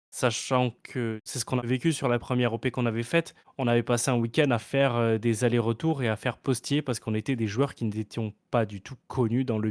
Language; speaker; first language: French; native; French